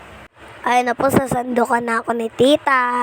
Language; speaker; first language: Filipino; native; Filipino